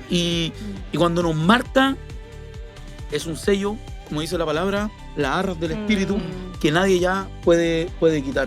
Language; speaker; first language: Spanish; native; Spanish